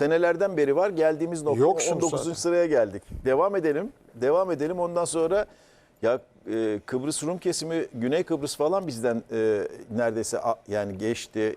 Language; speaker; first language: Turkish; native; Turkish